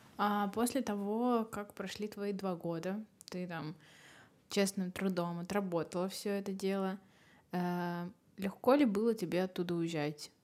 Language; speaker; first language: Russian; native; Russian